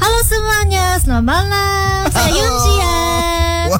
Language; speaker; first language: Indonesian; non-native, learner; Korean